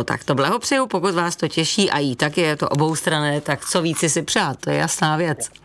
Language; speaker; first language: Czech; native; Czech